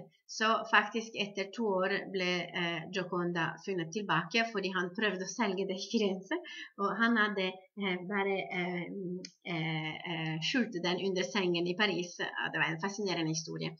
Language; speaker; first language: Norwegian; non-native, fluent; Italian